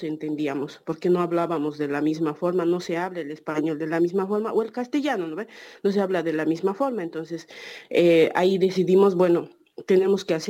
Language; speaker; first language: Spanish; native; Spanish